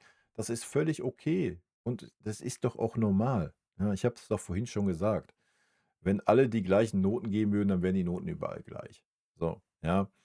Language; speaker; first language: German; native; German